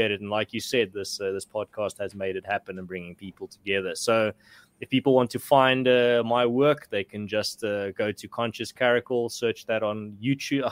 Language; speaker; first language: English; non-native, local second language; Afrikaans